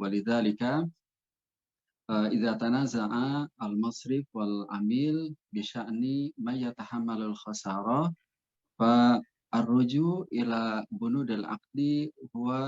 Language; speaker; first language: Arabic; non-native, fluent; Indonesian